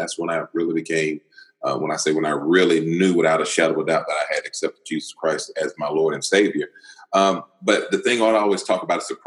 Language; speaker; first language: English; native; English